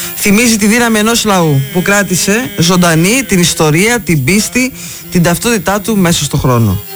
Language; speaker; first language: Greek; native; Greek